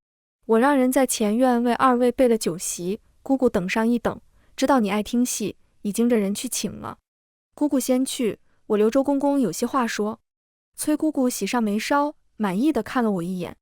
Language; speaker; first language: Chinese; native; Chinese